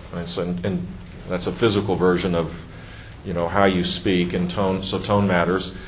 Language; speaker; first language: English; native; English